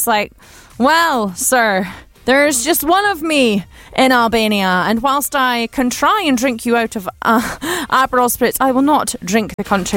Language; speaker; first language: English; native; English